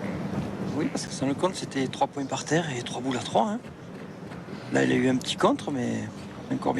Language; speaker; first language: French; native; French